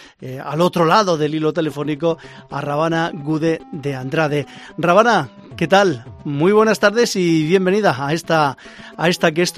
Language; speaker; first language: Spanish; native; Spanish